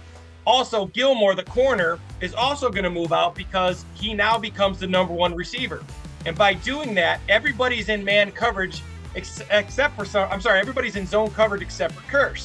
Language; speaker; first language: English; native; English